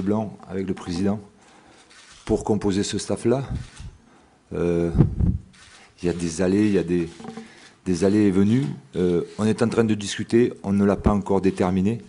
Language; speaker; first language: French; native; French